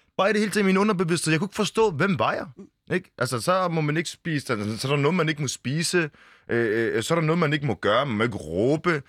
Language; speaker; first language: Danish; early bilingual, other home language; Arabic